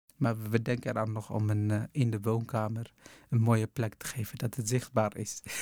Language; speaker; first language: Dutch; early bilingual, other home language; Tigrinya